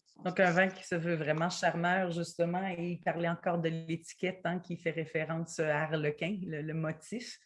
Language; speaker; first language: French; native; French